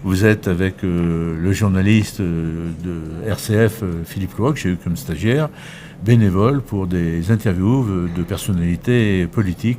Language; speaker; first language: French; native; French